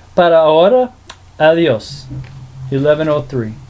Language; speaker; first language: Spanish; non-native, learner; English